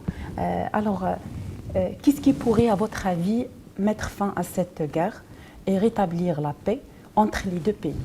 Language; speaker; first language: French; non-native, local second language; Arabic